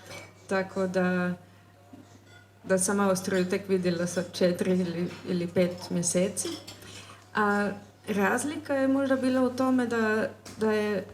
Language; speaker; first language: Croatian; early bilingual, heritage; German